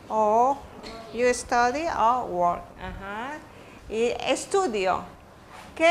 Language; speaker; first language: Spanish; native; Spanish